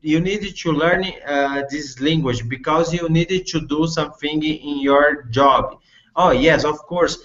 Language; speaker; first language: English; non-native, learner; Portuguese